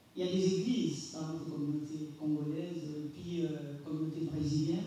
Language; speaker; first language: French; non-native, local second language; Lingala